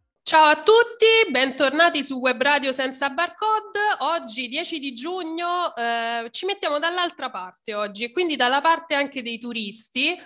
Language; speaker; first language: Italian; native; Italian